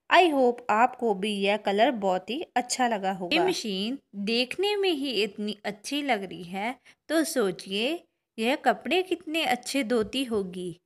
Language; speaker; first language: Hindi; non-native, local second language; Punjabi